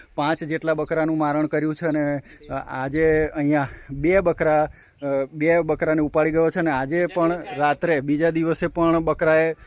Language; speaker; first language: Gujarati; native; Gujarati